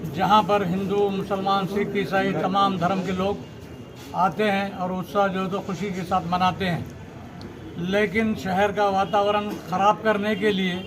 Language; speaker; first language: Hindi; non-native, local second language; Urdu